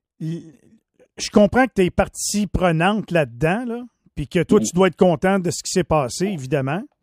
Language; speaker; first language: French; native; French